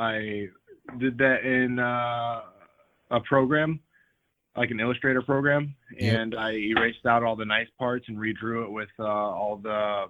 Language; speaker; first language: English; native; English